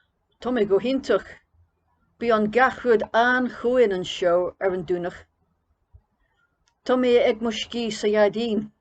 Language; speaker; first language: Irish; non-native, learner; English